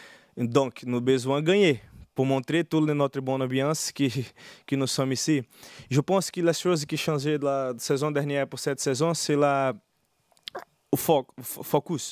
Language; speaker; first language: French; non-native, learner; Portuguese